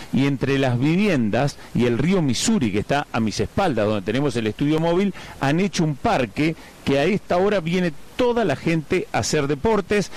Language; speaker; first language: Spanish; native; Spanish